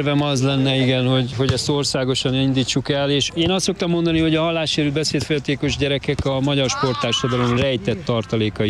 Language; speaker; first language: Hungarian; native; Hungarian